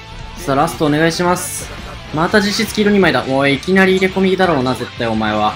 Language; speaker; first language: Japanese; native; Japanese